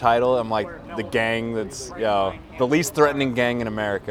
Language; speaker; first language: English; native; English